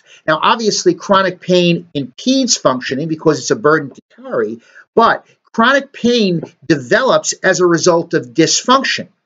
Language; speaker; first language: English; native; English